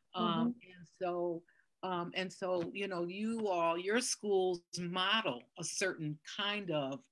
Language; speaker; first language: English; native; English